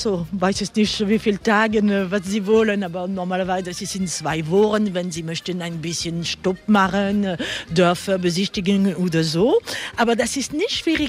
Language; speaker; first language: German; non-native, learner; French